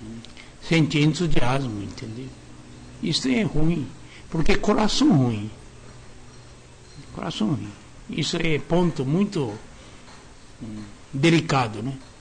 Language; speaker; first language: Portuguese; non-native, learner; Japanese